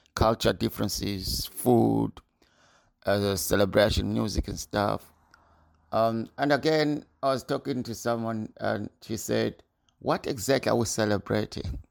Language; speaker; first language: English; non-native, local second language; North Ndebele